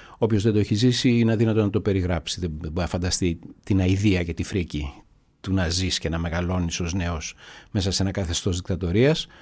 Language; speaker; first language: Greek; native; Greek